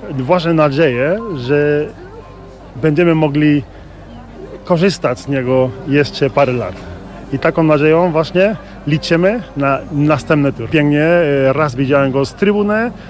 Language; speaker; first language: Polish; non-native, fluent; Spanish